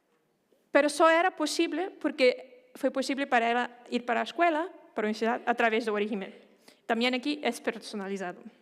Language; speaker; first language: Spanish; non-native, fluent; Danish